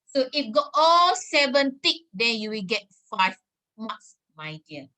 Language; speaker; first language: English; non-native, local second language; Malay